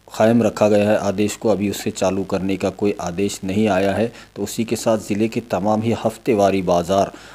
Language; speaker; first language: Hindi; non-native, local second language; Urdu